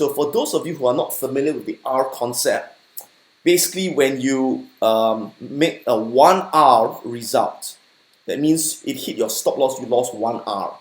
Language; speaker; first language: English; native; English